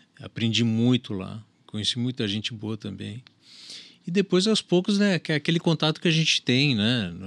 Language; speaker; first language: Portuguese; early bilingual, other home language; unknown